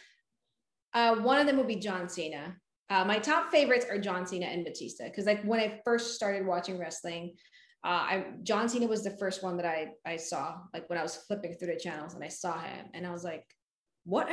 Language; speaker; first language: English; non-native, local second language; Filipino